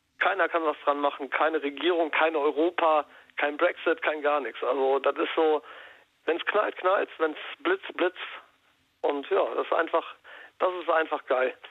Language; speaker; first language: German; native; German